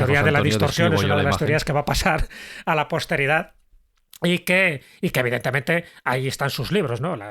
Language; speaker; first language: Spanish; native; Spanish